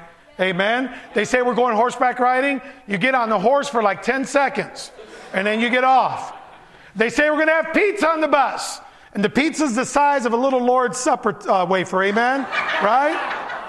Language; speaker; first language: English; early bilingual, other home language; Spanish